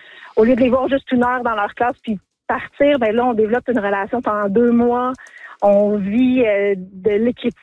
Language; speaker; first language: French; native; French